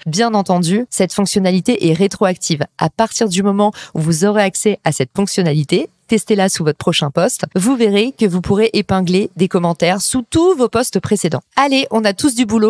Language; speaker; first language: French; native; French